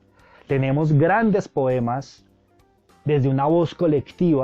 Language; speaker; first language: Spanish; native; Spanish